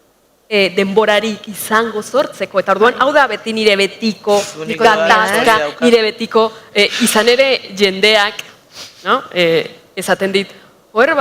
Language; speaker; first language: Basque; non-native, fluent; Spanish